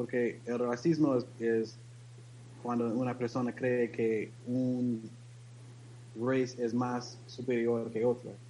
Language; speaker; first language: Spanish; non-native, learner; English